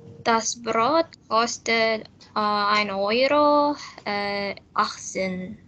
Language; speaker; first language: German; non-native, learner; Indonesian